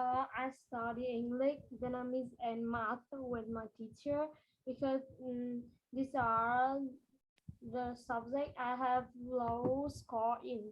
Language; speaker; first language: English; non-native, learner; Vietnamese